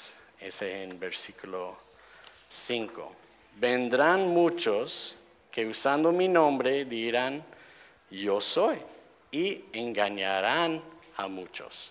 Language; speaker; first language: Spanish; non-native, fluent; English